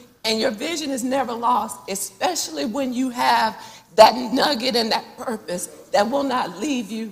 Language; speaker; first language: English; native; English